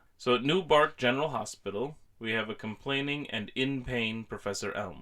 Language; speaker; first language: English; native; English